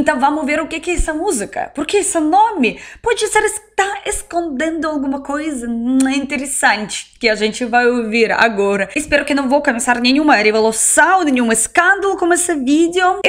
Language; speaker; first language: Portuguese; non-native, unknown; Russian